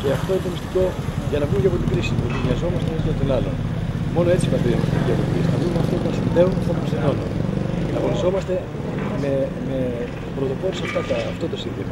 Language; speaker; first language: Greek; native; Greek